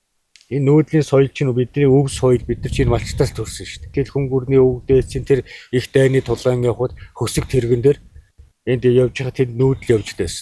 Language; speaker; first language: Mongolian; native; Mongolian